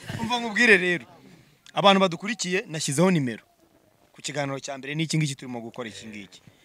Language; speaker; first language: Kinyarwanda; native; Kinyarwanda